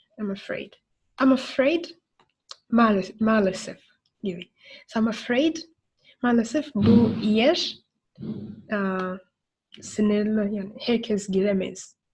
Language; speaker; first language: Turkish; non-native, learner; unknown